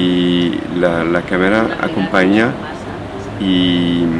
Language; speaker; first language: Spanish; non-native, fluent; French